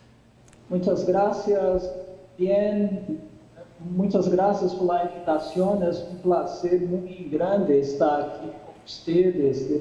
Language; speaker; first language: Spanish; non-native, fluent; Portuguese